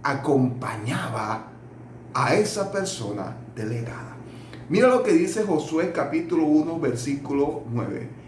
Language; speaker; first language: Spanish; native; Spanish